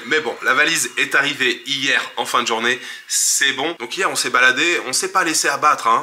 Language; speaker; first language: French; native; French